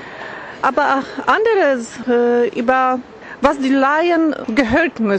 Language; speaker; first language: German; non-native, learner; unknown